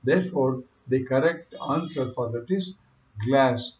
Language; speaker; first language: English; non-native, local second language; Kannada